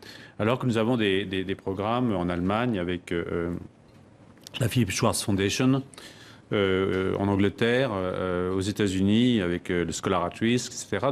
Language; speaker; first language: French; native; French